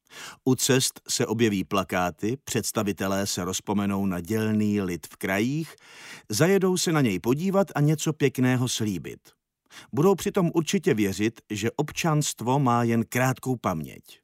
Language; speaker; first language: Czech; native; Czech